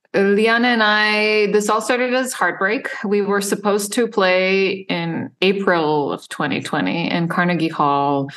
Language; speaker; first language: English; non-native, fluent; Serbian